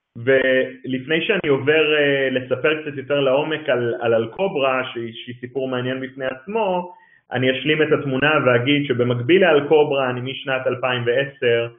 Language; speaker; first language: Hebrew; native; Hebrew